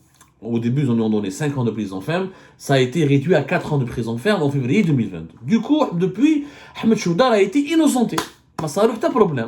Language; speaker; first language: French; non-native, local second language; Arabic